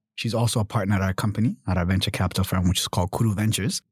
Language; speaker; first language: English; early bilingual, other home language; German